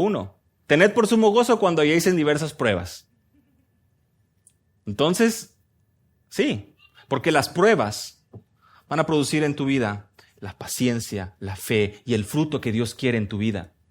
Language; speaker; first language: Spanish; native; Spanish